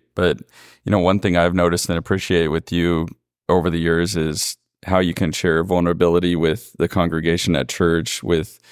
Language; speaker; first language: English; native; English